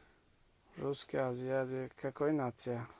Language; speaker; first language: Russian; non-native, learner; Tajik